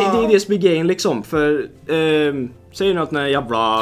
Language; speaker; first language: Swedish; native; Swedish